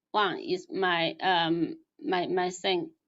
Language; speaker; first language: English; non-native, learner; Chinese